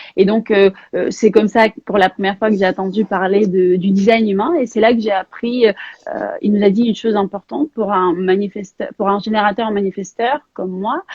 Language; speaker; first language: French; non-native, fluent; Russian